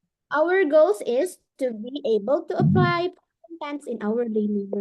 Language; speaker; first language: English; non-native, local second language; Indonesian